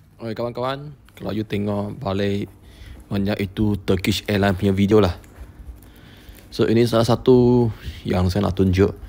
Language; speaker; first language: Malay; non-native, local second language; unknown